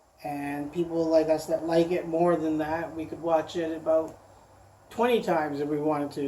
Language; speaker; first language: English; native; English